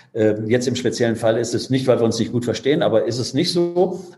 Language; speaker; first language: German; native; German